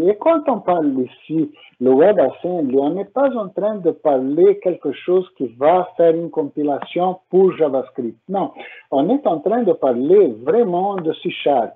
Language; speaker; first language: French; non-native, fluent; Portuguese